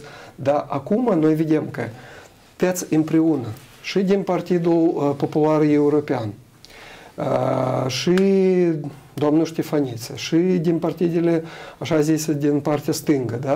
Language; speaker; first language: Romanian; non-native, local second language; Russian